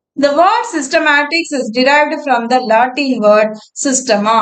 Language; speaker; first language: English; non-native, local second language; Tamil